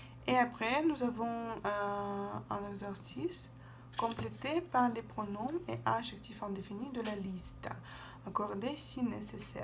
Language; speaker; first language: French; non-native, fluent; Russian